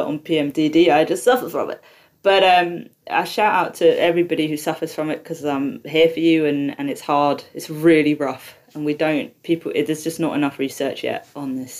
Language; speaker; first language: English; native; English